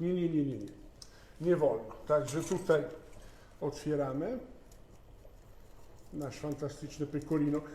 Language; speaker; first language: Polish; non-native, fluent; Italian